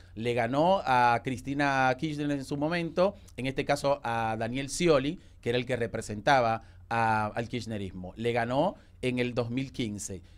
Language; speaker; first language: Spanish; native; Spanish